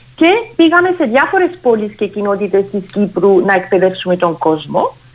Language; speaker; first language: Greek; non-native, fluent; French